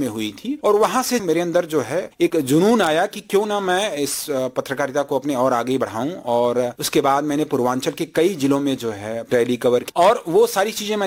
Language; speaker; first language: Hindi; native; Hindi